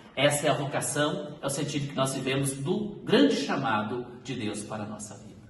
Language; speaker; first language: Portuguese; native; Portuguese